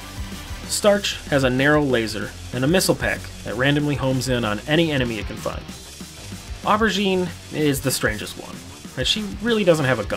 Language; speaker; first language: English; native; English